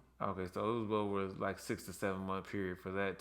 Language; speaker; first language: English; native; English